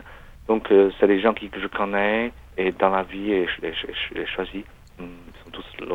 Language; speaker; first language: French; non-native, learner; Chinese